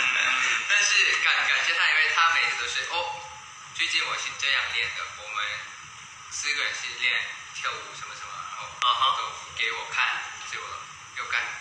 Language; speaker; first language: Chinese; non-native, learner; Thai